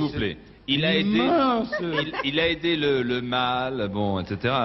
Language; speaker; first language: French; native; French